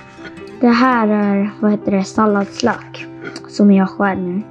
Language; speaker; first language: Swedish; non-native, fluent; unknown